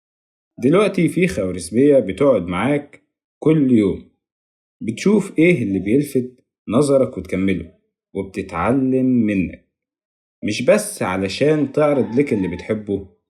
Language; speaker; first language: Arabic; native; Arabic